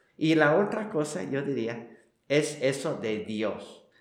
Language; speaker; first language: Spanish; non-native, fluent; English